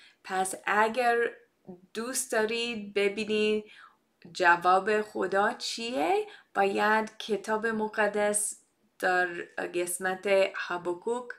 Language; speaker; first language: Persian; non-native, fluent; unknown